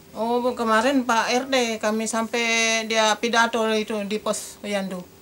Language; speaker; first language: Indonesian; native; Indonesian